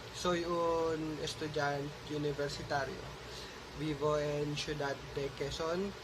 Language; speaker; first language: Spanish; non-native, learner; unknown